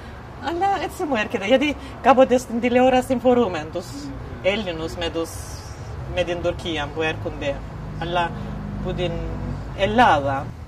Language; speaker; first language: Greek; non-native, local second language; Turkish